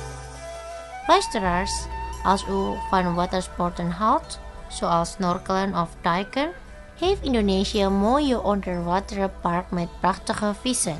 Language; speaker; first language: Dutch; non-native, fluent; Indonesian